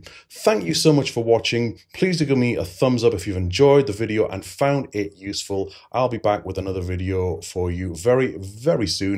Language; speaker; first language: English; native; English